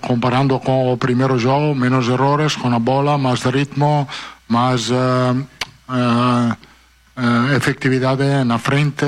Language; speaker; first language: Portuguese; non-native, fluent; Italian